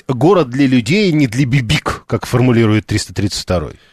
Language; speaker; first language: Russian; native; Russian